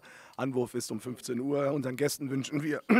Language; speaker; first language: German; native; German